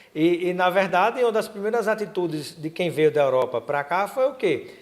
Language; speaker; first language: Portuguese; native; Portuguese